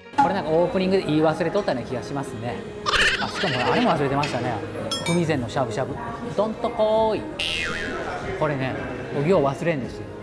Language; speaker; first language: Japanese; native; Japanese